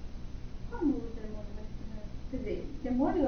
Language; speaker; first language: Spanish; non-native, learner; Portuguese